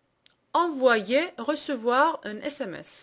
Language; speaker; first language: French; non-native, fluent; Greek